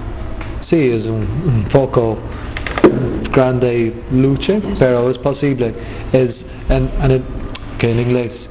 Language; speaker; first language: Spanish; non-native, learner; English